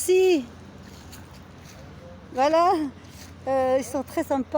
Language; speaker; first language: French; non-native, local second language; Arabic